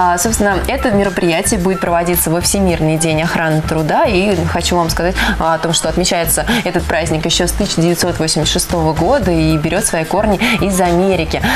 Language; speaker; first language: Russian; native; Russian